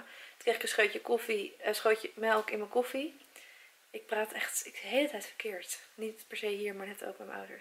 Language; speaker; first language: Dutch; native; Dutch